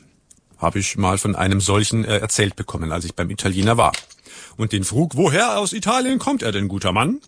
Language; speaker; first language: German; native; German